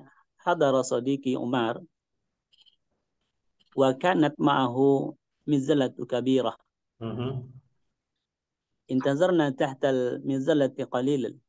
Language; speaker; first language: Arabic; non-native, learner; Indonesian